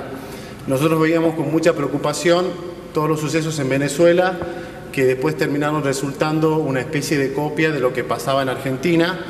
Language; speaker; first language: Spanish; native; Spanish